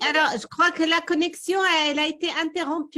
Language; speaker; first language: French; non-native, local second language; Arabic